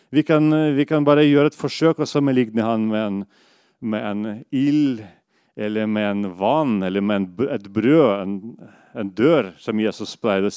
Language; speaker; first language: Norwegian; non-native, fluent; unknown